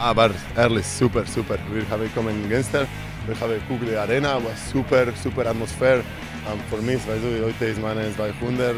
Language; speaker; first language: German; non-native, learner; Spanish